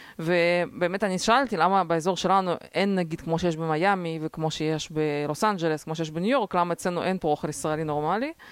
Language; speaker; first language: Hebrew; early bilingual, other home language; Russian